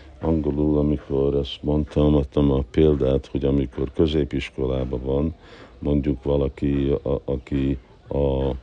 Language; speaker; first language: Hungarian; early bilingual, heritage; Hungarian